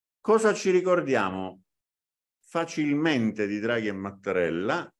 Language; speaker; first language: Italian; native; Italian